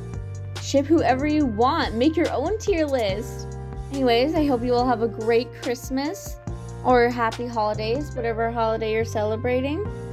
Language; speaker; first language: English; native; English